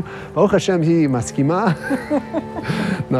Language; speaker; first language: Hebrew; non-native, fluent; English